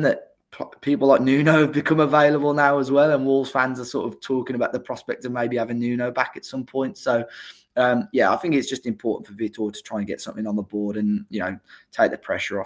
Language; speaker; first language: English; native; English